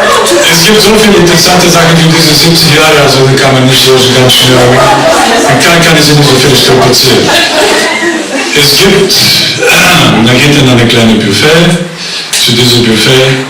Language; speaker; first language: German; non-native, fluent; Bulgarian